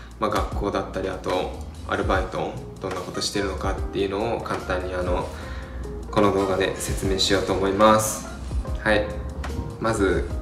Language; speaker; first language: Japanese; native; Japanese